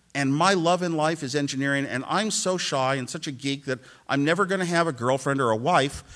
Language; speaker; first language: English; native; English